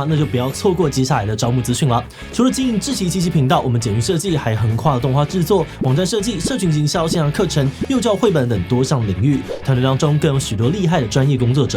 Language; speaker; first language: Chinese; native; Chinese